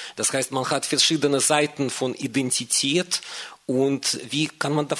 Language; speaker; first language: German; non-native, fluent; Russian